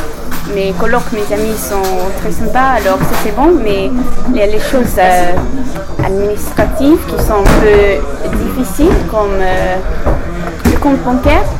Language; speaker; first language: French; non-native, learner; English